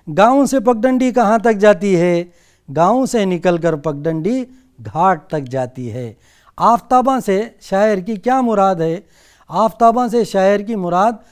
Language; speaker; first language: Urdu; native; Urdu